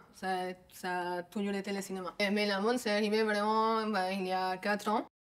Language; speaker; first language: French; non-native, fluent; Spanish